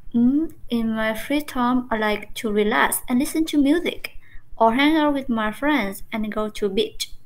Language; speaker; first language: English; non-native, learner; Vietnamese